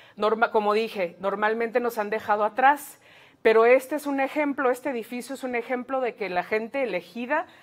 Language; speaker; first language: Spanish; early bilingual, heritage; Spanish